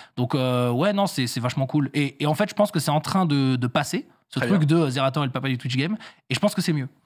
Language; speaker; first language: French; native; French